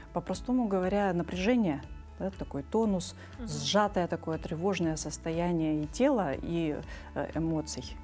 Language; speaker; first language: Russian; native; Russian